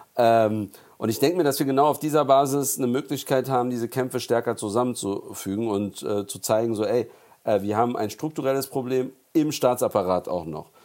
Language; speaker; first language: German; early bilingual, other home language; Turkish